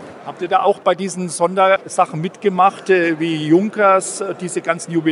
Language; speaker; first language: German; native; German